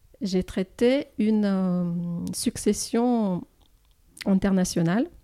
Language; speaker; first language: French; non-native, fluent; Russian